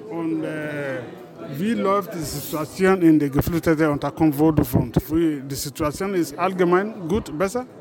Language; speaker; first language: German; non-native, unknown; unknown